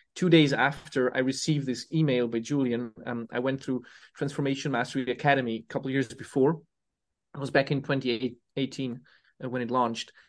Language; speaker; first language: English; non-native, fluent; Serbian